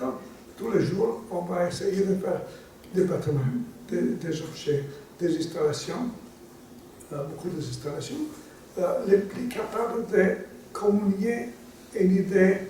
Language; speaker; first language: French; non-native, learner; Italian